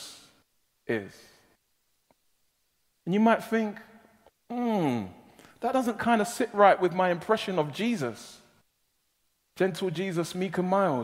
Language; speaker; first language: English; native; English